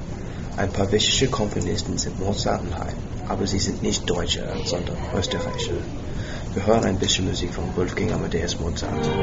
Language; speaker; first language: German; non-native, learner; English